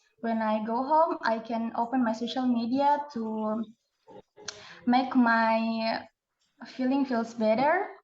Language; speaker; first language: English; non-native, learner; Indonesian